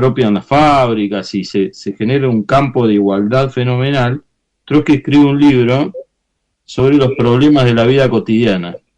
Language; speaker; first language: Spanish; native; Spanish